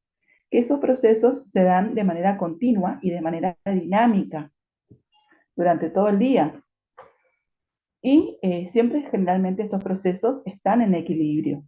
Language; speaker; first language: Spanish; native; Spanish